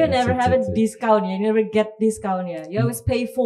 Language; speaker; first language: English; non-native, learner; Indonesian